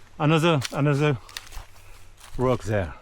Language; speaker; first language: English; non-native, learner; French